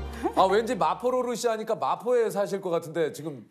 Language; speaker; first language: Korean; native; Korean